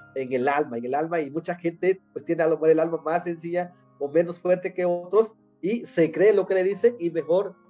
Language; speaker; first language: Spanish; non-native, local second language; Nahuatl languages